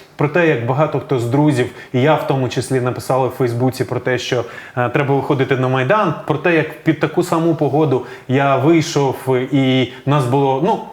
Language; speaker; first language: Ukrainian; native; Ukrainian